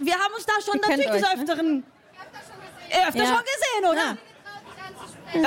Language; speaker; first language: German; native; German